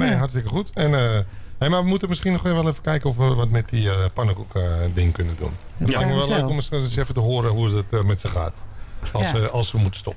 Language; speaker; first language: Dutch; native; Dutch